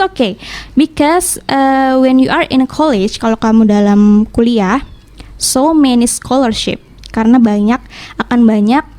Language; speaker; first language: English; non-native, learner; Indonesian